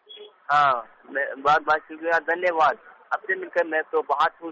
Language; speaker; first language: Hindi; non-native, learner; Hausa